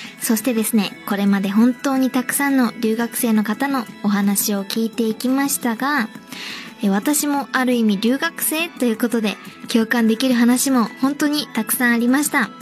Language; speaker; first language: Japanese; native; Japanese